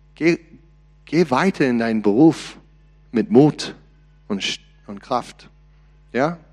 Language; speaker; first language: German; non-native, learner; English